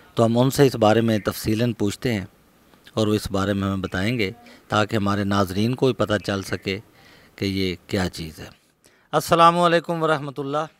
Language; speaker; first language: Urdu; non-native, local second language; Punjabi